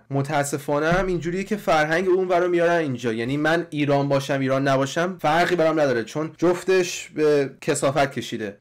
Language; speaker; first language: Persian; early bilingual, heritage; Persian